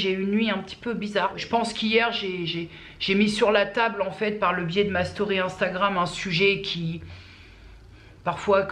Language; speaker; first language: French; native; French